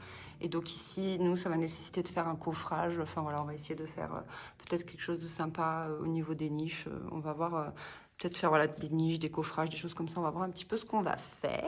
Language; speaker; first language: French; native; French